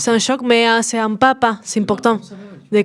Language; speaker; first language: French; non-native, learner; Spanish